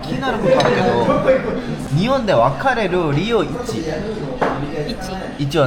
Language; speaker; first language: Japanese; non-native, learner; Korean